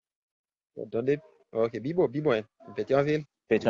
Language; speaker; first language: Spanish; non-native, fluent; Haitian Creole